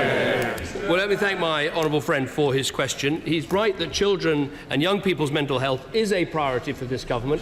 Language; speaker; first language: English; native; English